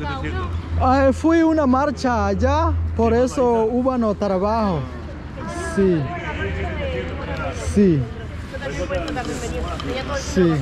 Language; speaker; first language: Spanish; non-native, learner; English